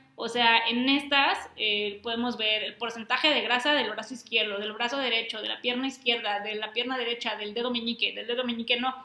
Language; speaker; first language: Spanish; native; Spanish